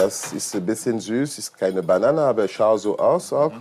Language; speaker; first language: German; non-native, learner; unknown